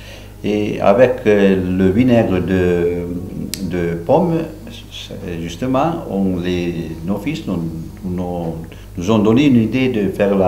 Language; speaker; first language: French; non-native, local second language; Italian